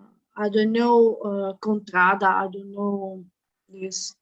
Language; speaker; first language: English; non-native, learner; Italian